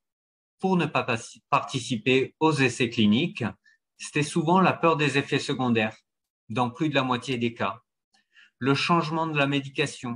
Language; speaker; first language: French; native; French